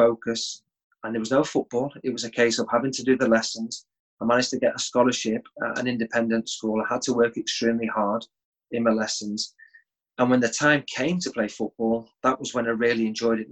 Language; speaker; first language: English; native; English